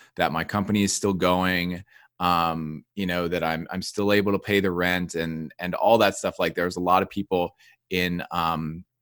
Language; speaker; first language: English; native; English